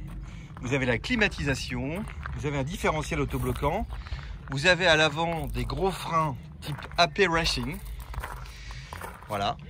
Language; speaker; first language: French; native; French